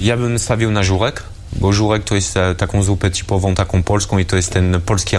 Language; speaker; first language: Polish; early bilingual, heritage; French